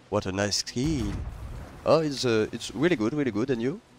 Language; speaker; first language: English; non-native, learner; French